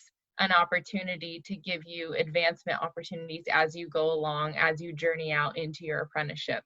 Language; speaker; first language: English; native; English